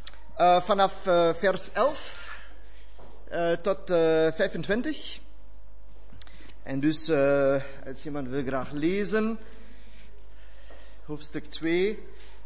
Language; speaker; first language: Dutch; non-native, fluent; German